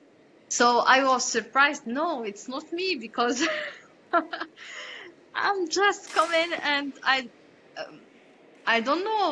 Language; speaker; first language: English; non-native, learner; Arabic